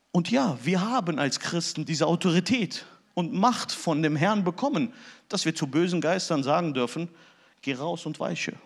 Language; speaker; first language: German; early bilingual, other home language; Turkish